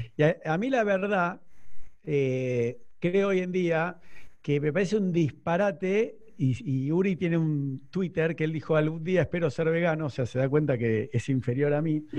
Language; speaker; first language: Spanish; native; Spanish